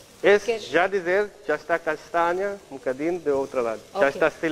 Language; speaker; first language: Portuguese; non-native, learner; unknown